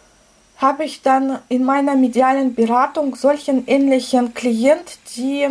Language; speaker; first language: German; non-native, fluent; Russian